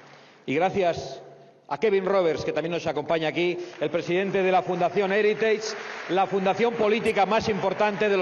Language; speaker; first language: Spanish; native; Spanish